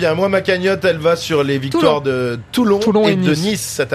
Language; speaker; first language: French; native; French